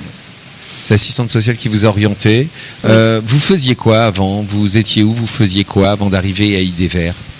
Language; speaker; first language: French; native; French